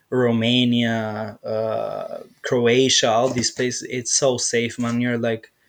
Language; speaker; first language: English; native; English